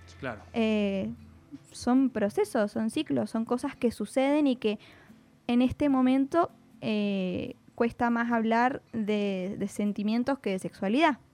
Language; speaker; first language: Spanish; native; Spanish